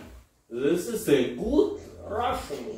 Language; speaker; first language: English; non-native, learner; Russian